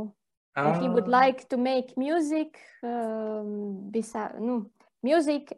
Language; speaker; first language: English; non-native, learner; Latvian